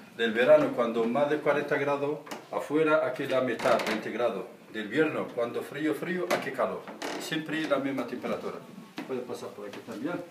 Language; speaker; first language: Spanish; non-native, learner; Riffian